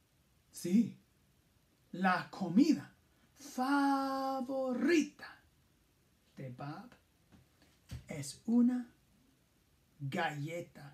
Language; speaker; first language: Spanish; non-native, fluent; English